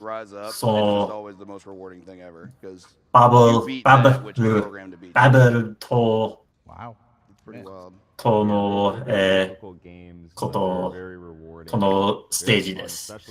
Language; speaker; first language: Japanese; non-native, learner; English